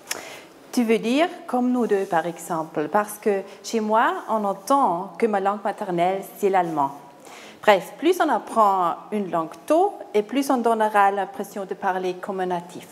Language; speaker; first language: French; non-native, fluent; German